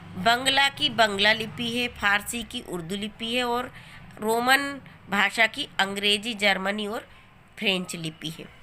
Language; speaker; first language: Hindi; native; Hindi